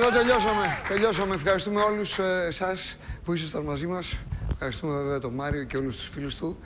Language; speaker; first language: Greek; native; Greek